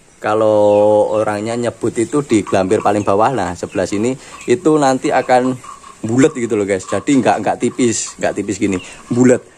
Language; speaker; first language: Indonesian; native; Indonesian